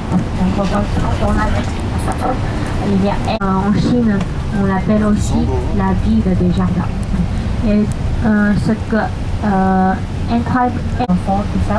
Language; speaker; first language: French; non-native, fluent; Chinese